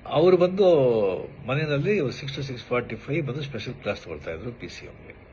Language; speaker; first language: Kannada; non-native, local second language; Marathi